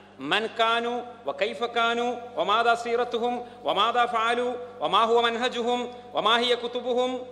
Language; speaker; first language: Arabic; non-native, fluent; Malayalam